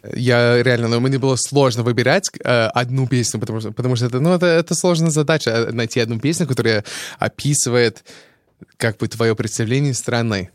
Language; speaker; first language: Russian; non-native, fluent; English